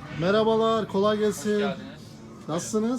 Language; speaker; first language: Turkish; native; Turkish